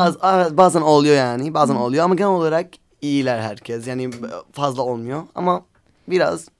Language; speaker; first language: Turkish; non-native, learner; Arabic